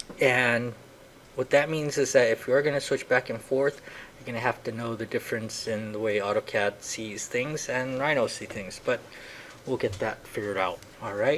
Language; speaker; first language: English; native; English